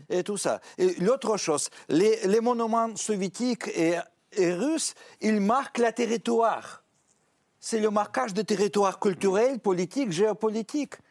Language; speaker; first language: French; non-native, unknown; Russian